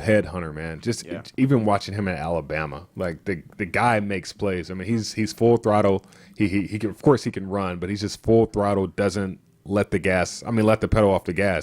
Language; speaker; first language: English; native; English